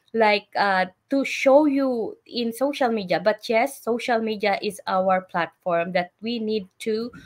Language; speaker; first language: English; non-native, local second language; Filipino